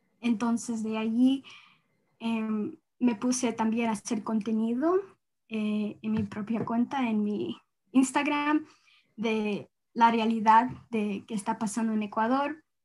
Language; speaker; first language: Spanish; early bilingual, heritage; Spanish